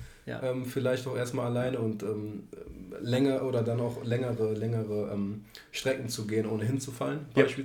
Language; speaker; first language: German; native; German